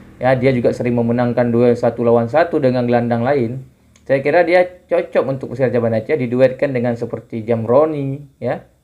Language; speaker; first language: Indonesian; non-native, local second language; Achinese